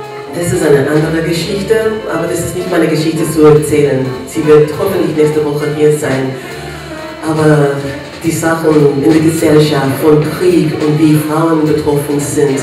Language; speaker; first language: German; non-native, fluent; English